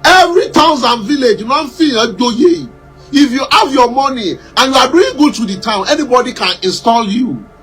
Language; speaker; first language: English; non-native, local second language; Yoruba